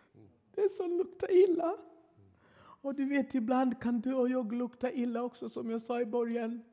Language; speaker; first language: Swedish; non-native, fluent; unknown